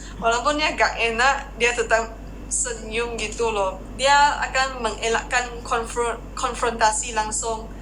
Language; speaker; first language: Indonesian; non-native, fluent; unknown